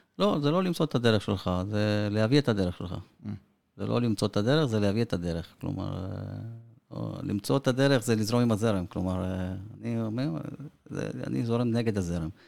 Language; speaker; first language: Hebrew; early bilingual, other home language; Spanish